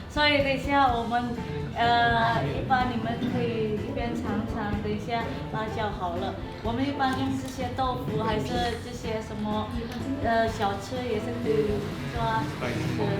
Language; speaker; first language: Chinese; non-native, fluent; Indonesian